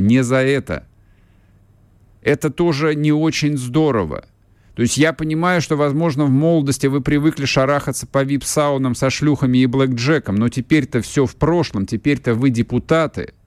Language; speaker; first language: Russian; native; Russian